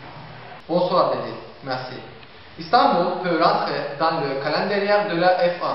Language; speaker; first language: French; non-native, learner; Turkish